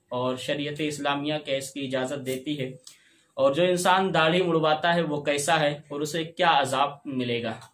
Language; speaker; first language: Urdu; native; Urdu